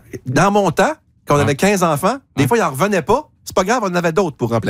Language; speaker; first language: French; native; French